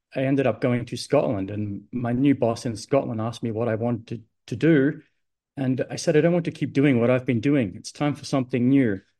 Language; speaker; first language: English; native; English